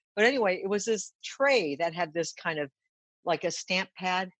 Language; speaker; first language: English; early bilingual, other home language; Japanese